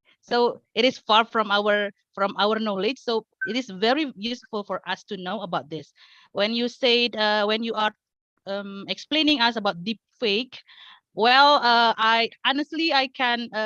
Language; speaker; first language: English; non-native, fluent; Indonesian